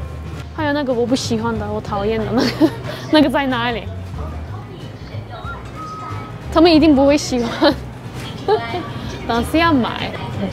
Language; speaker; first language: Chinese; non-native, fluent; Turkish